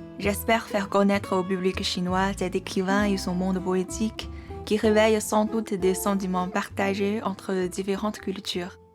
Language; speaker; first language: French; non-native, fluent; Chinese